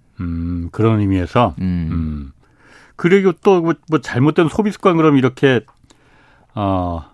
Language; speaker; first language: Korean; native; Korean